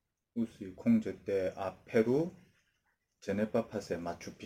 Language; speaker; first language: French; non-native, learner; Korean